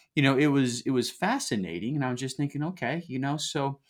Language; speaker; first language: English; native; English